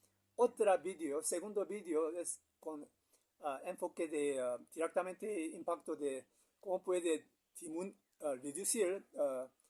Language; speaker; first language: Spanish; non-native, learner; Korean